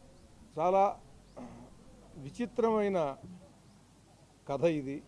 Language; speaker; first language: Telugu; native; Telugu